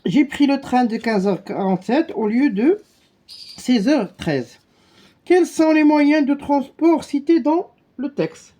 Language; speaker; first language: French; non-native, local second language; Arabic